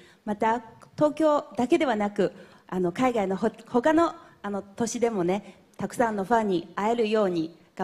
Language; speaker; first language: Japanese; non-native, fluent; Chinese